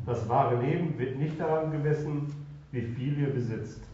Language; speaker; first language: German; non-native, local second language; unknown